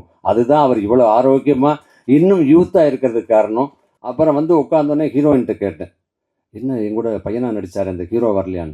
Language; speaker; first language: Tamil; native; Tamil